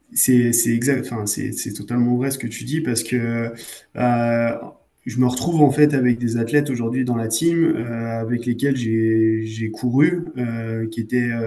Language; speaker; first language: French; native; French